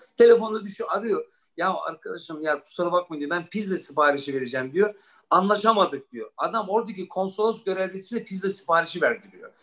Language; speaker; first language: Turkish; early bilingual, heritage; Turkish